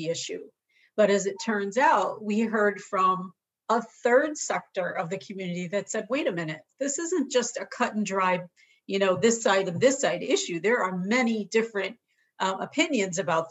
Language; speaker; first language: English; native; English